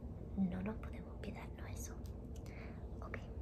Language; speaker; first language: Spanish; early bilingual, heritage; Spanish